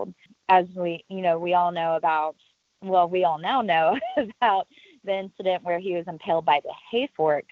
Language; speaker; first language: English; native; English